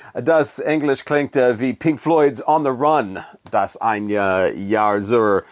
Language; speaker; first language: German; non-native, learner; English